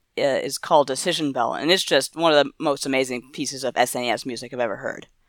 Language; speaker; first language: English; native; English